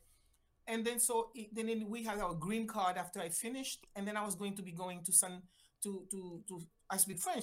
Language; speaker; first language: English; non-native, fluent; Haitian Creole